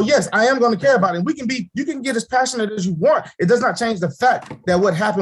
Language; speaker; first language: English; native; English